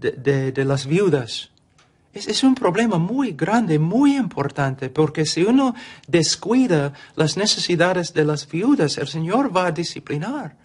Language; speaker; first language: Spanish; non-native, fluent; English